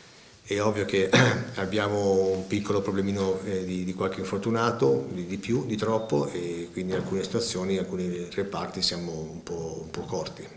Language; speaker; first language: Italian; native; Italian